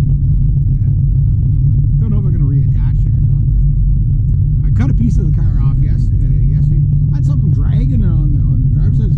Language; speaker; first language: English; native; English